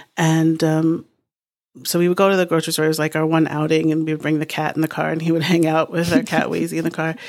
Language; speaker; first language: English; native; English